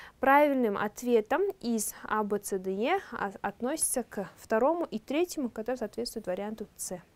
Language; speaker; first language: Russian; non-native, local second language; Kazakh